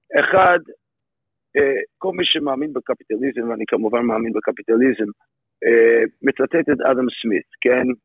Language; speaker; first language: Hebrew; non-native, fluent; English